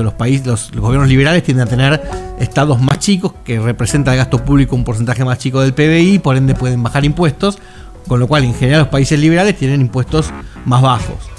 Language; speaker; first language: Spanish; native; Spanish